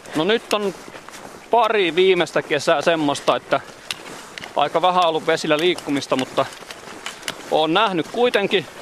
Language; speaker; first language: Finnish; native; Finnish